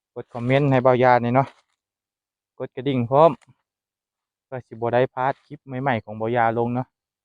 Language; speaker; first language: Thai; native; Thai